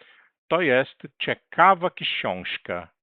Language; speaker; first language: Polish; non-native, learner; Portuguese